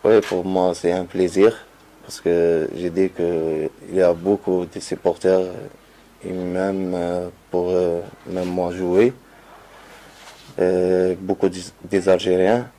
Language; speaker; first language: French; non-native, learner; Arabic